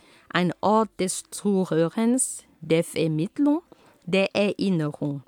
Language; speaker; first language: German; non-native, fluent; Ghomala